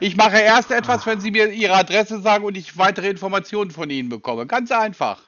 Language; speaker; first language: German; native; German